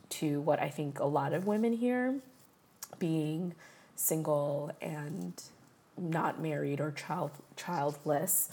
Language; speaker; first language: English; early bilingual, other home language; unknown